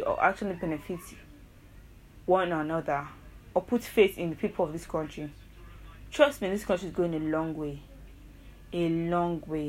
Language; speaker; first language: English; non-native, local second language; Yoruba